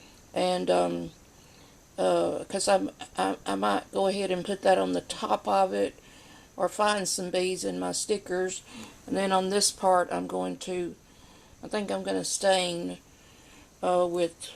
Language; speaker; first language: English; native; English